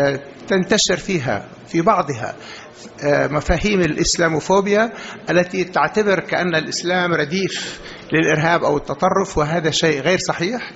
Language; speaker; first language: Arabic; native; Arabic